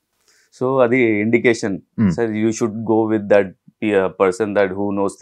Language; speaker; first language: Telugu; non-native, learner; Hindi